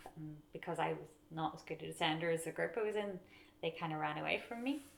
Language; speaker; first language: English; native; English